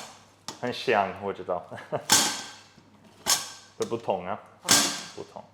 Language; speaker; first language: Chinese; non-native, learner; English